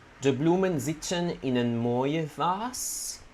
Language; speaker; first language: Dutch; non-native, learner; Italian